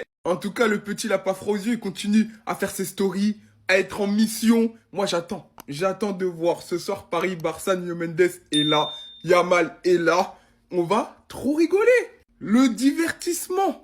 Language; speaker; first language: French; native; French